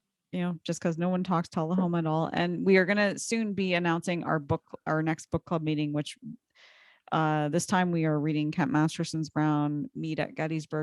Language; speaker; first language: English; native; English